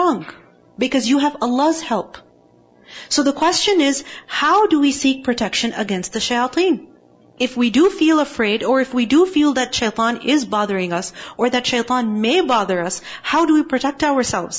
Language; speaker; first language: English; non-native, local second language; Urdu